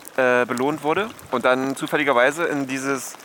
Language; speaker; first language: German; native; German